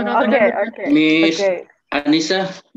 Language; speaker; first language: English; non-native, learner; Indonesian